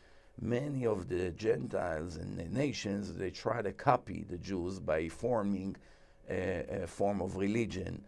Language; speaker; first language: English; non-native, fluent; Hebrew